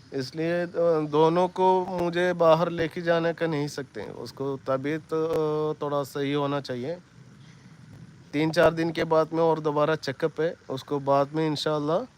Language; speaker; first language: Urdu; non-native, learner; Malayalam